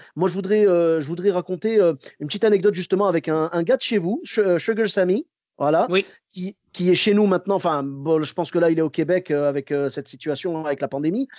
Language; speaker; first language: French; early bilingual, other home language; Arabic